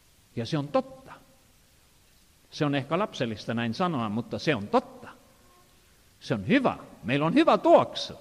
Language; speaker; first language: Finnish; non-native, fluent; Estonian